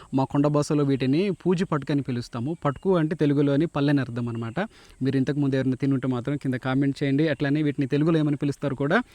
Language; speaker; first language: Telugu; native; Telugu